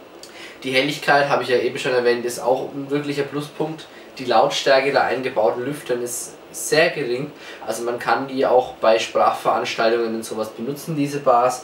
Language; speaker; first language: German; native; German